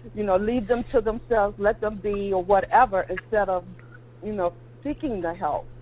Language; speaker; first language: English; native; English